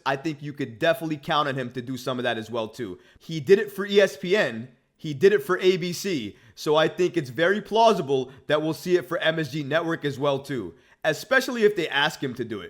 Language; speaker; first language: English; native; English